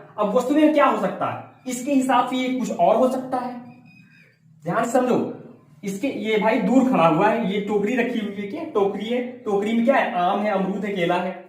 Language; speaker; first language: Hindi; native; Hindi